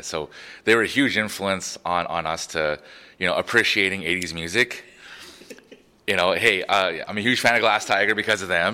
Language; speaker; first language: English; native; English